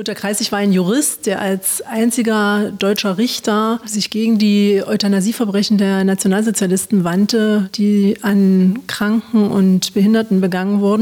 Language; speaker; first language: German; native; German